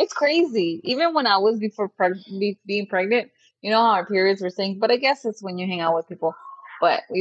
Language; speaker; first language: English; non-native, fluent; Spanish